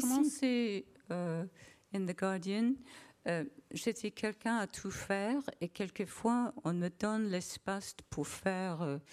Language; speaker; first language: French; non-native, learner; English